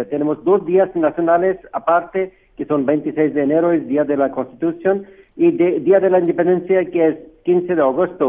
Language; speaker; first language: Spanish; non-native, fluent; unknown